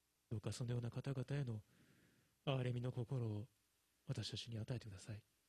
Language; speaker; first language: Japanese; native; Japanese